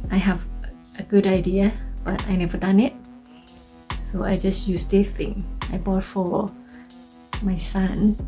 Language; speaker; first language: English; non-native, learner; Thai